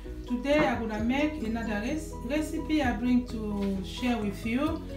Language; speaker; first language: English; non-native, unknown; Lingala